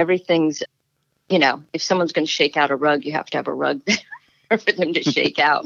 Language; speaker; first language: English; native; English